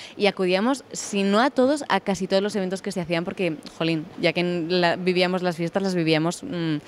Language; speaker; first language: Spanish; native; Spanish